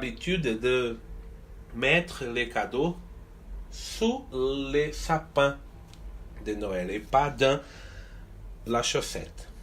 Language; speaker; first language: French; non-native, fluent; Portuguese